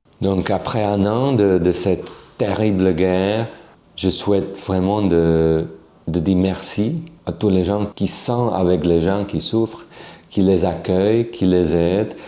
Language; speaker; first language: French; non-native, fluent; Slovak